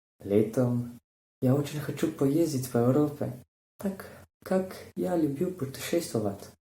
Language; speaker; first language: Russian; non-native, learner; Slovenian